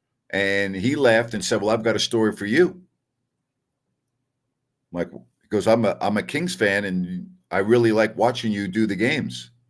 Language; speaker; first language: English; native; English